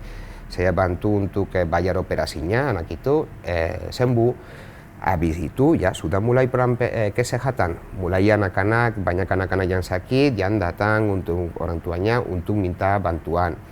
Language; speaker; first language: Indonesian; non-native, fluent; Spanish